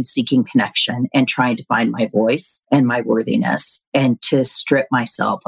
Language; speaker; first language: English; native; English